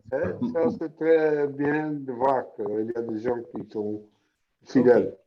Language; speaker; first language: French; non-native, fluent; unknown